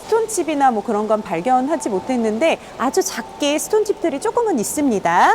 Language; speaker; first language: Korean; native; Korean